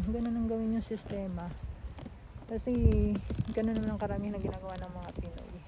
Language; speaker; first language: Filipino; native; Filipino